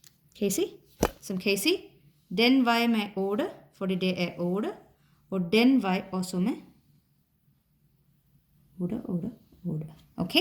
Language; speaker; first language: Danish; non-native, fluent; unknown